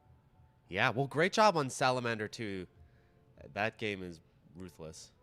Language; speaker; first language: English; native; English